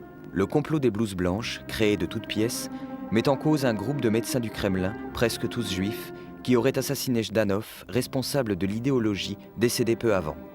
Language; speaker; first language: French; native; French